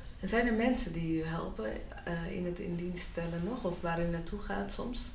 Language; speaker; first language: Dutch; native; Dutch